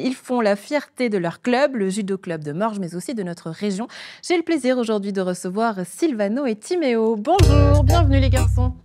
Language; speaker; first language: French; native; French